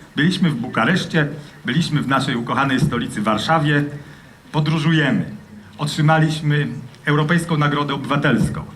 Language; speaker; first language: Polish; native; Polish